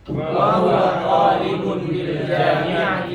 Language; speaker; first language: Arabic; non-native, learner; Indonesian